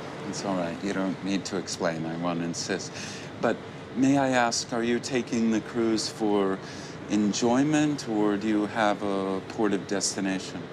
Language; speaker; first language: English; native; English